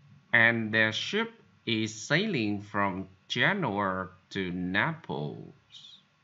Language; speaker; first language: English; non-native, fluent; Vietnamese